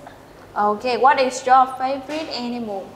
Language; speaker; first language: English; non-native, fluent; Vietnamese